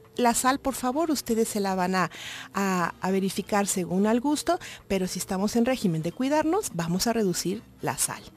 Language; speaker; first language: Spanish; native; Spanish